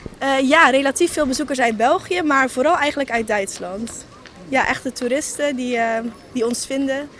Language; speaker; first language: Dutch; native; Dutch